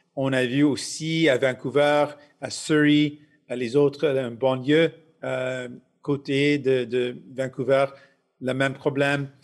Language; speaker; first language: French; non-native, local second language; English